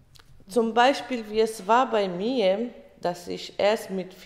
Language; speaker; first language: German; early bilingual, other home language; Romany